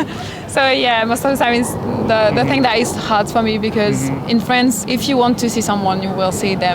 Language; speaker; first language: English; non-native, fluent; French